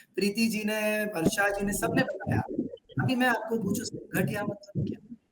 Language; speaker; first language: Hindi; non-native, local second language; Gujarati